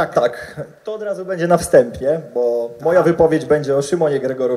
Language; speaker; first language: Polish; native; Polish